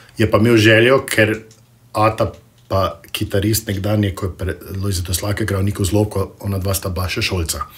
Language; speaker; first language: Slovenian; early bilingual, heritage; Slovenian